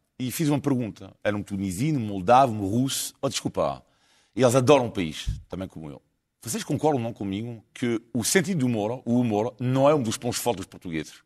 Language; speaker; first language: Portuguese; non-native, fluent; French